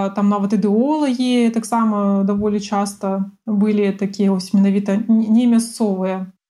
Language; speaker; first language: Belarusian; non-native, local second language; Russian